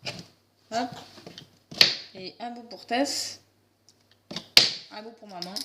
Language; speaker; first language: French; native; French